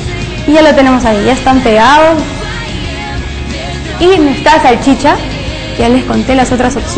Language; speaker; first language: Spanish; native; Spanish